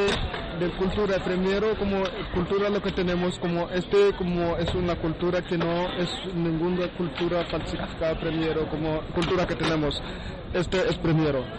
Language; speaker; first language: Spanish; non-native, learner; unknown